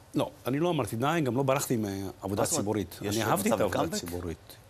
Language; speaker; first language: Hebrew; early bilingual, other home language; Arabic